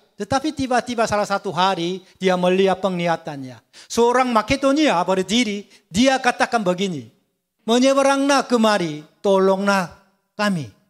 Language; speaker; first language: Indonesian; non-native, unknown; Korean